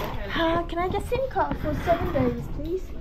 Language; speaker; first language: English; non-native, fluent; Korean